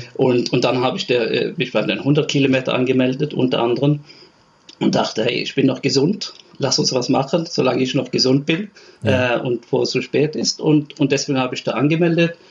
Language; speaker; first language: German; non-native, fluent; Norwegian